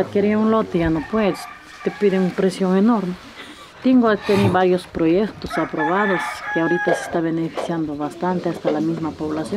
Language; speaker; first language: Spanish; native; Spanish